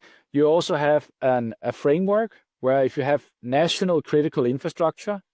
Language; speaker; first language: English; non-native, fluent; Danish